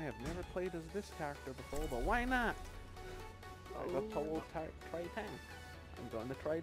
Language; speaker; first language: English; native; English